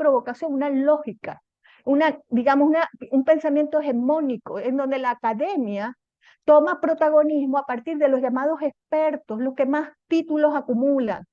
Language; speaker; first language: Spanish; native; Spanish